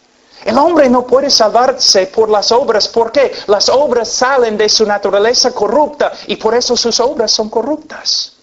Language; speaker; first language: Spanish; non-native, fluent; English